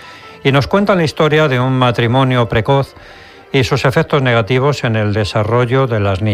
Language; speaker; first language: Spanish; native; Spanish